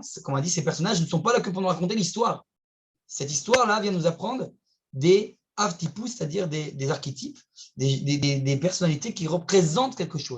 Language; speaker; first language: French; native; French